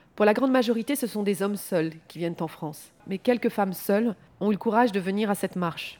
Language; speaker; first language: French; native; French